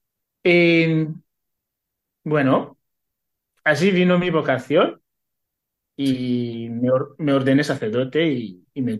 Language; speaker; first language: Spanish; non-native, fluent; Kinyarwanda